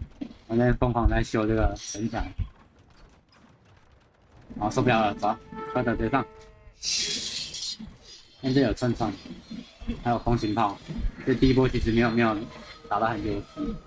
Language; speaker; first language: Chinese; native; Chinese